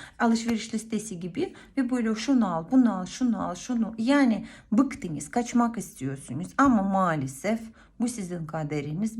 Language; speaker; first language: Turkish; non-native, fluent; Russian